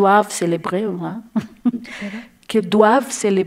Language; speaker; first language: French; non-native, learner; Portuguese